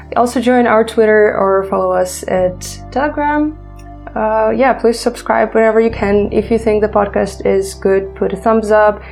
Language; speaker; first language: English; non-native, fluent; Ukrainian